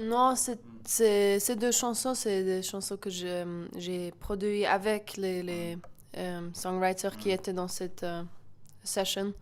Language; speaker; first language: French; non-native, local second language; German